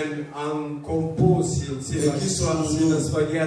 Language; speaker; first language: Swedish; non-native, fluent; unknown